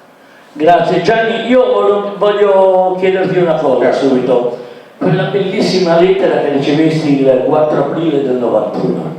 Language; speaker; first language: Italian; native; Italian